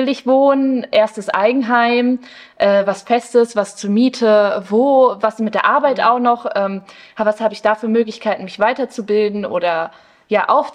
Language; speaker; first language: German; early bilingual, other home language; Spanish